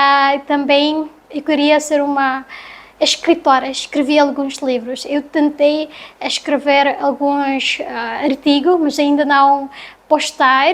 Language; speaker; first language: Portuguese; non-native, learner; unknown